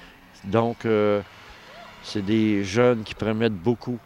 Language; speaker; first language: French; native; French